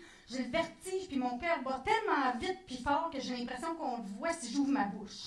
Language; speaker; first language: French; native; French